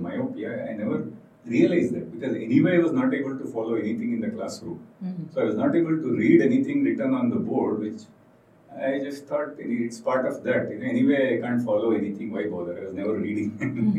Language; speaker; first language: English; non-native, local second language; Kannada